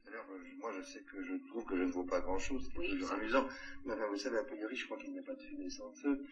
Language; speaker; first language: French; native; French